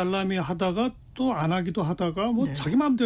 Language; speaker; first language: Korean; native; Korean